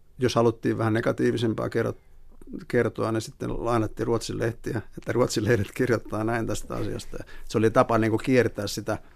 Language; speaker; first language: Finnish; native; Finnish